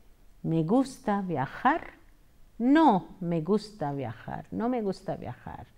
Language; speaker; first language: Spanish; non-native, fluent; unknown